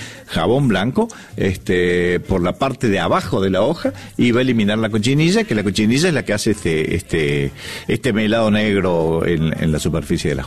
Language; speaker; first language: Spanish; native; Spanish